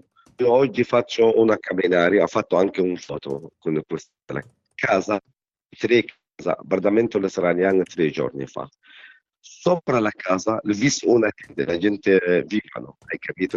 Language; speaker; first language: Italian; non-native, learner; Arabic